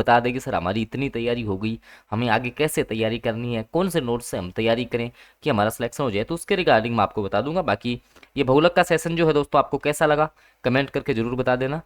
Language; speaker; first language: Hindi; native; Hindi